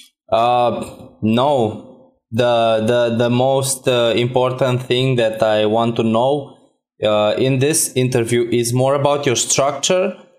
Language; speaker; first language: English; non-native, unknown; Romanian